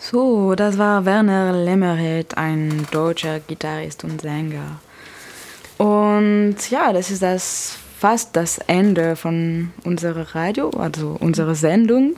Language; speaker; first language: German; non-native, learner; French